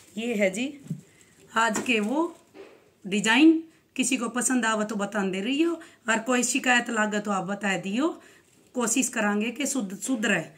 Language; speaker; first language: Hindi; native; Hindi